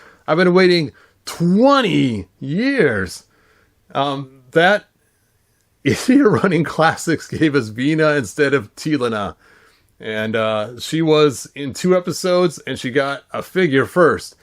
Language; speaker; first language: English; native; English